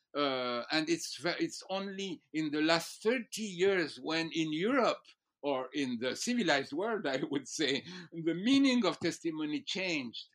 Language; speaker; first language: English; non-native, fluent; French